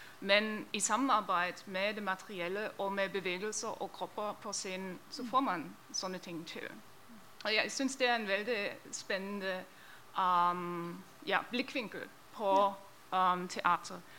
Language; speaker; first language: Norwegian; non-native, fluent; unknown